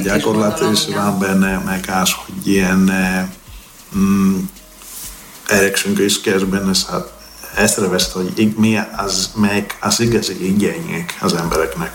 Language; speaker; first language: Hungarian; non-native, learner; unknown